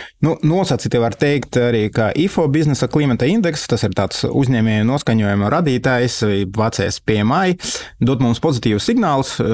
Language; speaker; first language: Latvian; non-native, local second language; Russian